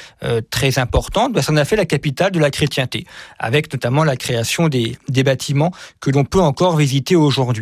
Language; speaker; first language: French; native; French